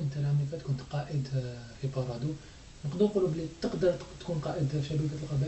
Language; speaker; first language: Arabic; native; Arabic